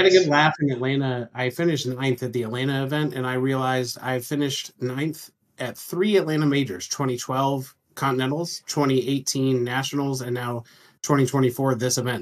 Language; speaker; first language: English; native; English